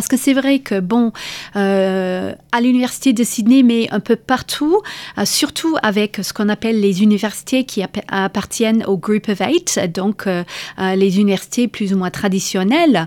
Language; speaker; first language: French; non-native, fluent; English